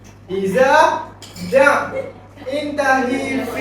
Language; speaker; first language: Arabic; non-native, learner; Malay